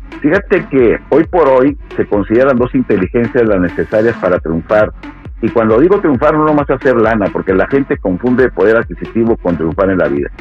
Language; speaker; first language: Spanish; native; Spanish